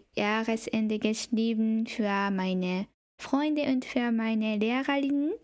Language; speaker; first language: German; non-native, fluent; Japanese